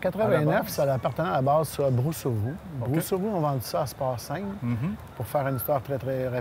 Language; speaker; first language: French; native; French